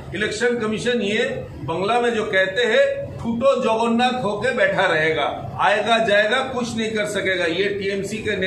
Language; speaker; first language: Hindi; non-native, local second language; Bangla